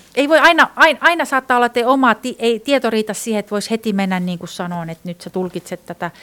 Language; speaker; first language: Finnish; non-native, fluent; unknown